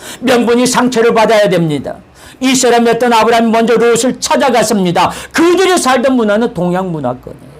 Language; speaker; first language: Korean; native; Korean